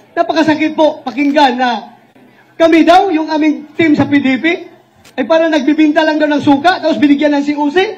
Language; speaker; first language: Filipino; non-native, local second language; Cebuano